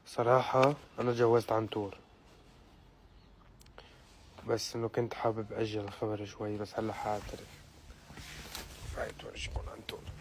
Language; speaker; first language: Arabic; native; Arabic